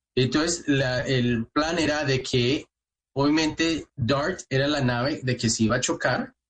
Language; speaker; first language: Spanish; native; Spanish